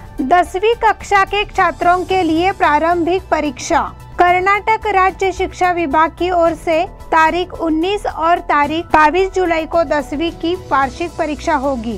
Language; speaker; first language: Hindi; non-native, local second language; Marathi